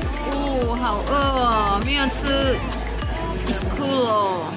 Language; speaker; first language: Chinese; non-native, learner; Filipino